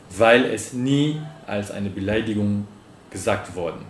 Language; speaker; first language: German; non-native, fluent; French